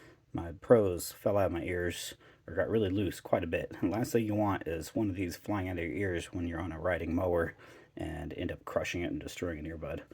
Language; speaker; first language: English; native; English